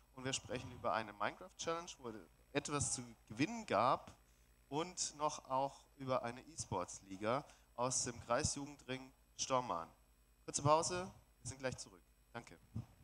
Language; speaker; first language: German; native; German